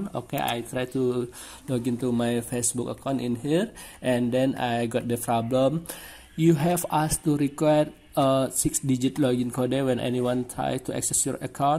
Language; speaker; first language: English; non-native, learner; Indonesian